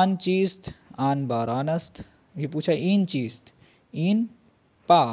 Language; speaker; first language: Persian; non-native, fluent; Urdu